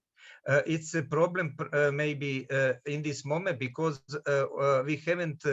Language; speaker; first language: English; non-native, learner; Serbian